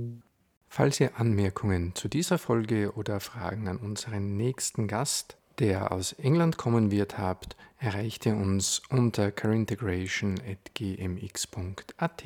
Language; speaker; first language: German; native; German